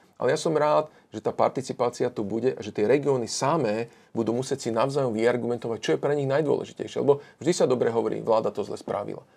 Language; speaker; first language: Slovak; native; Slovak